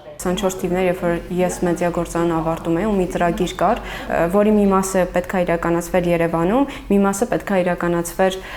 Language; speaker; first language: Armenian; native; Armenian